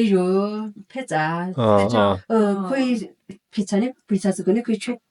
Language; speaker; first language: Chinese; non-native, local second language; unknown